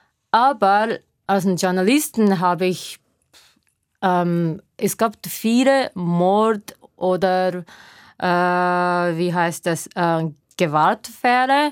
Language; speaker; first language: German; non-native, learner; Japanese